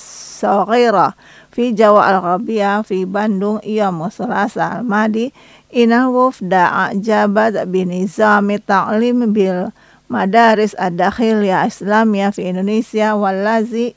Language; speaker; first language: Arabic; non-native, fluent; Indonesian